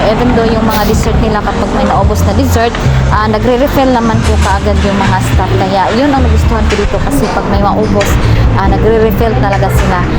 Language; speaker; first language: Filipino; non-native, local second language; Cebuano